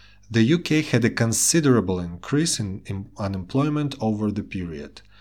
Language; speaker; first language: English; non-native, fluent; Russian